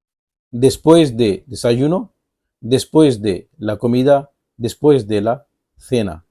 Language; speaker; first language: Spanish; non-native, fluent; Urdu